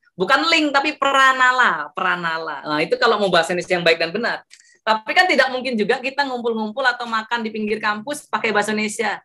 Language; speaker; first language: Indonesian; non-native, local second language; Javanese